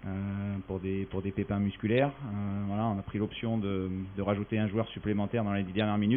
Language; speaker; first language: French; native; French